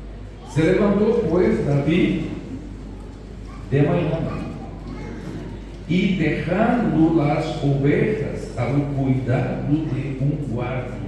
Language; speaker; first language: Spanish; non-native, fluent; Portuguese